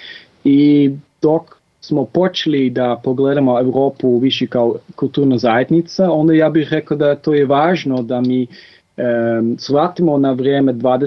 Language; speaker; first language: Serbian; non-native, fluent; Dutch